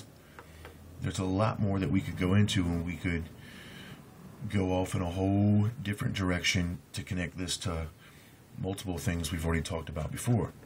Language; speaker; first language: English; native; English